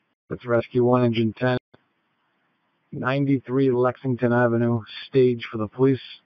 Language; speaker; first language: English; early bilingual, other home language; Spanish